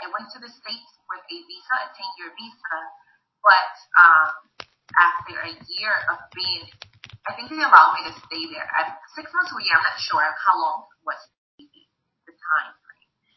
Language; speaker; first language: English; non-native, fluent; Spanish